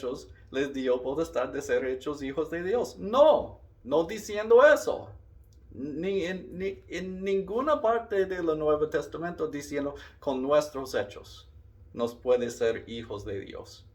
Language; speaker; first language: Spanish; non-native, learner; English